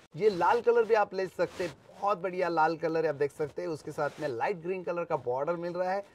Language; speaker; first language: Hindi; non-native, local second language; Marathi